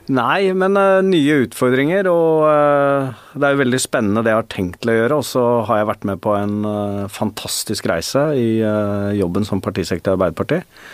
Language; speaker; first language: Norwegian; native; Norwegian